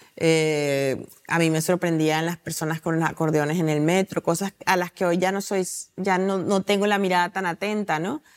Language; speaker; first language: Spanish; native; Spanish